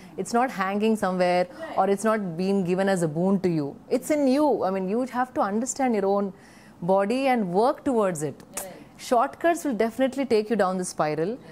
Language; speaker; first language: English; non-native, local second language; Telugu